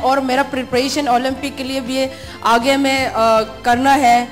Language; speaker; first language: Hindi; non-native, local second language; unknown